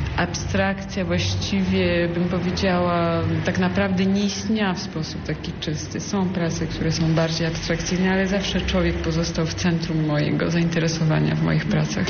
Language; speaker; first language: Polish; early bilingual, heritage; Polish